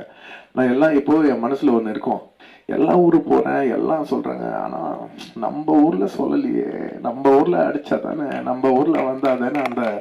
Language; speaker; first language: Tamil; non-native, local second language; Telugu